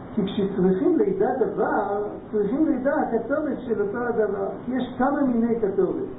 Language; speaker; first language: Hebrew; non-native, fluent; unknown